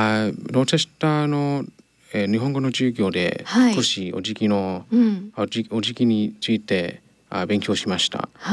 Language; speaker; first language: Japanese; non-native, learner; English